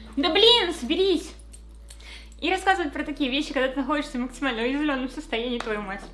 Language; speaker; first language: Russian; native; Russian